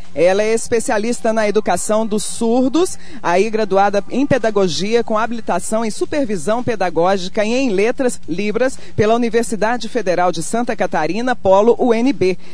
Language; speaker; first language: Portuguese; native; Portuguese